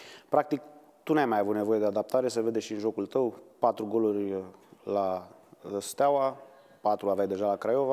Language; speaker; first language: Romanian; native; Romanian